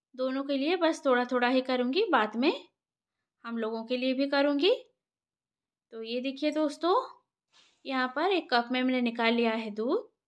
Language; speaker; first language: Hindi; non-native, local second language; Bangla